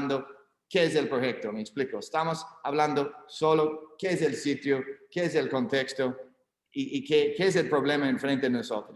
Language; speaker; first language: Spanish; non-native, learner; English